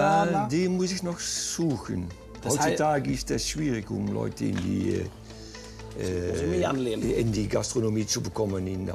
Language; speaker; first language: German; non-native, fluent; Dutch